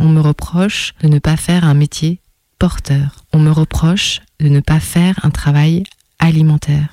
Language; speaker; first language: French; native; French